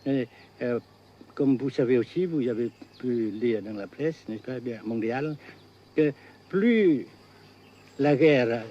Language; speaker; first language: French; non-native, local second language; Vietnamese